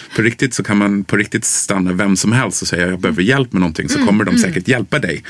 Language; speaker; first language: Swedish; early bilingual, other home language; English